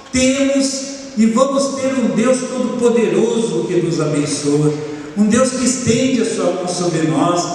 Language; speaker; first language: Portuguese; native; Portuguese